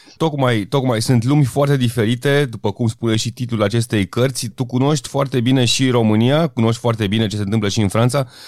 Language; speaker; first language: Romanian; native; Romanian